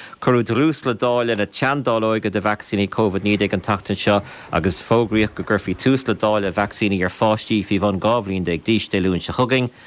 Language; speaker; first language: Irish; native; Irish